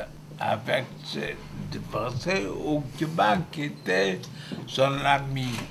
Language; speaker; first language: French; non-native, fluent; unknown